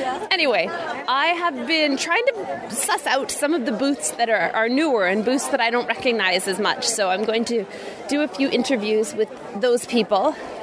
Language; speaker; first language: English; native; English